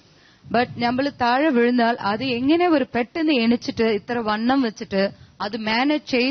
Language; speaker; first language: Malayalam; non-native, fluent; Tamil